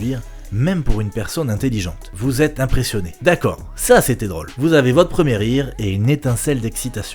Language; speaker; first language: French; native; French